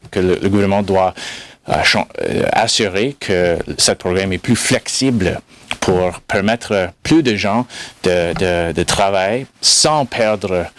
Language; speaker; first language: French; non-native, fluent; English